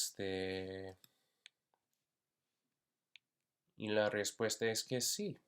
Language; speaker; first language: Spanish; non-native, fluent; English